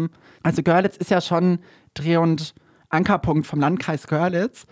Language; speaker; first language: German; native; German